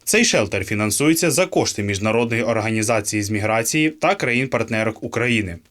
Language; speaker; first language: Ukrainian; native; Ukrainian